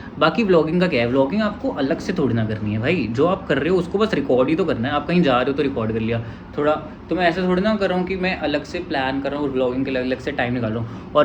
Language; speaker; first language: Hindi; native; Hindi